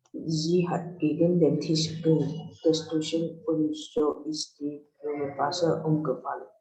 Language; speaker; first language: German; non-native, learner; Indonesian